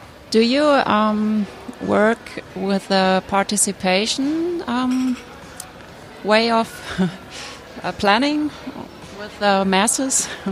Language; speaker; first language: English; non-native, fluent; German